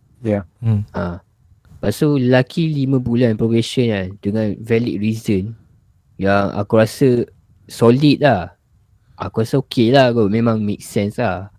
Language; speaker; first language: Malay; native; Malay